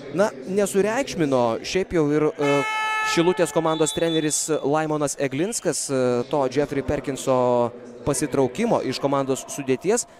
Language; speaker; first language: Lithuanian; native; Lithuanian